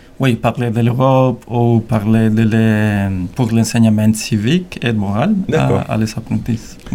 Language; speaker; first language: French; non-native, learner; Spanish